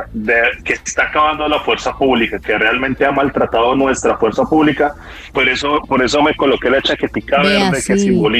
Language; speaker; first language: Spanish; native; Spanish